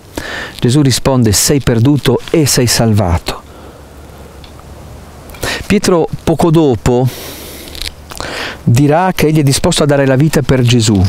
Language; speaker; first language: Italian; native; Italian